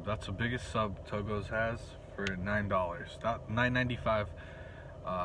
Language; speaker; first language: English; native; English